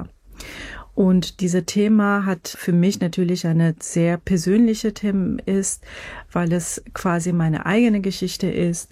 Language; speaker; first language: German; non-native, fluent; Persian